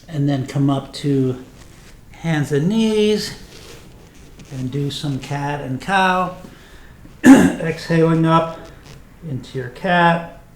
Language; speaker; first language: English; native; English